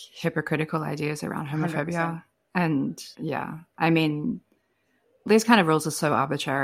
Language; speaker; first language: English; native; English